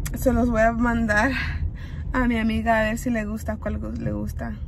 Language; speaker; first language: Spanish; early bilingual, heritage; Spanish